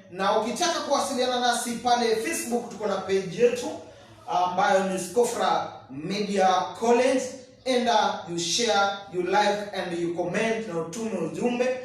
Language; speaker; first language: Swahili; non-native, local second language; Kamba